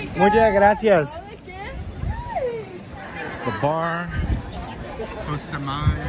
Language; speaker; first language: Spanish; non-native, learner; Portuguese